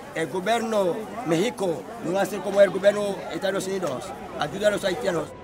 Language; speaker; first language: Spanish; non-native, learner; Haitian Creole